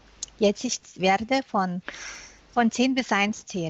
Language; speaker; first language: German; non-native, fluent; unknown